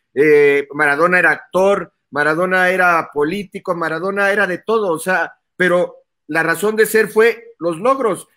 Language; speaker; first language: Spanish; native; Spanish